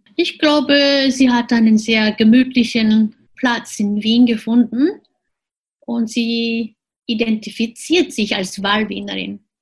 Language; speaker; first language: German; non-native, fluent; Japanese